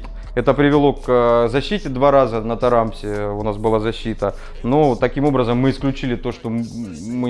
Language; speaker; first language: Russian; native; Russian